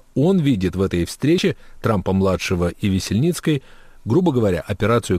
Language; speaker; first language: Russian; native; Russian